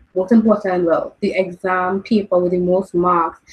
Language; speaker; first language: English; native; English